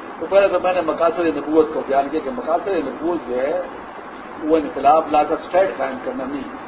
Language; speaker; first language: Urdu; non-native, local second language; Pashto